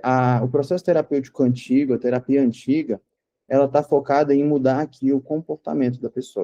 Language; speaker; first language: Portuguese; native; Portuguese